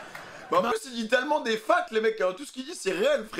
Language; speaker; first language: French; native; French